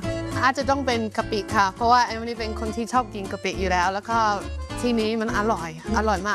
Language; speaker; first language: Thai; non-native, fluent; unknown